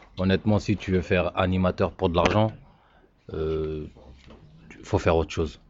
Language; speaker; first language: French; native; French